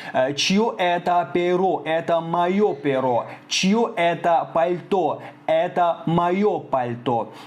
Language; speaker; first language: Russian; non-native, fluent; Tajik